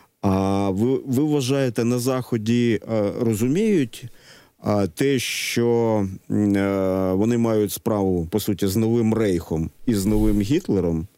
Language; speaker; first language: Ukrainian; native; Ukrainian